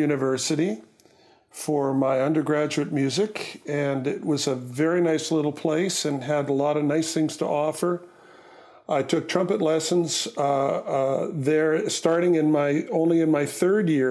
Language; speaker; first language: English; native; English